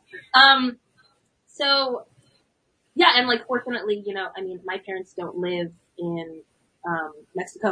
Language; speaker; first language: English; native; English